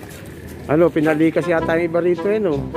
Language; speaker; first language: Filipino; native; Filipino